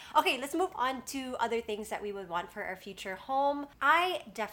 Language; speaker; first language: English; native; English